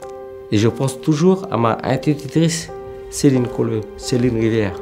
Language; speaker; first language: French; early bilingual, heritage; Vietnamese